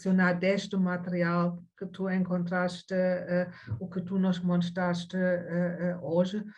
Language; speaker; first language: Portuguese; non-native, fluent; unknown